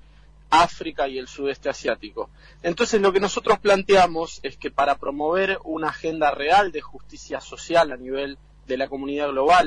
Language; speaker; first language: Spanish; native; Spanish